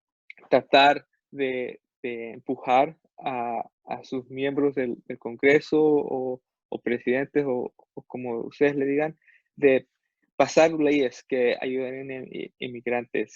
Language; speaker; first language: Spanish; non-native, fluent; English